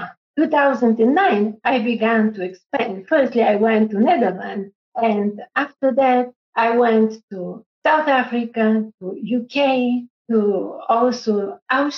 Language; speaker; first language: English; non-native, fluent; Bulgarian